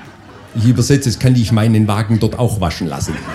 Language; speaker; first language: German; native; German